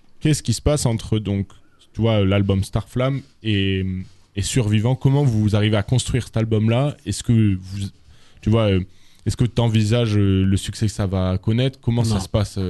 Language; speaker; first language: French; native; French